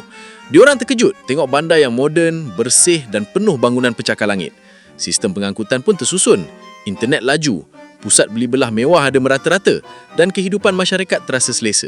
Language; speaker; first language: Malay; native; Malay